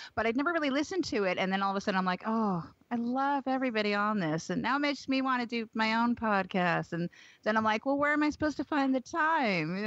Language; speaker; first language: English; native; English